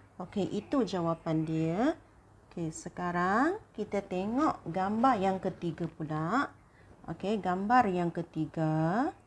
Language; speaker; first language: Malay; non-native, local second language; Chinese